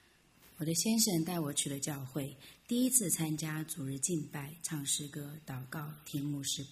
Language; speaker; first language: Chinese; native; Chinese